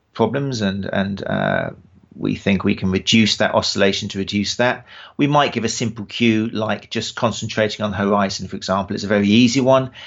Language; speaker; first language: English; native; English